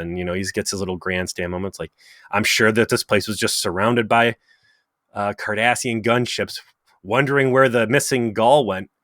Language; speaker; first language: English; native; English